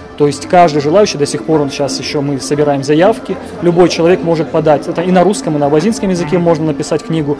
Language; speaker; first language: Russian; native; Russian